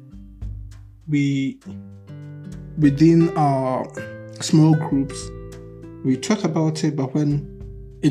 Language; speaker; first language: English; non-native, local second language; Akan